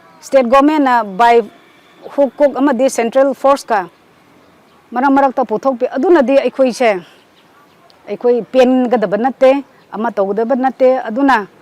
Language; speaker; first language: Manipuri; non-native, local second language; Rongmei Naga